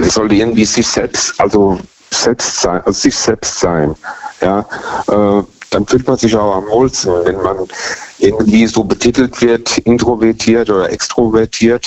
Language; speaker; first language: German; native; German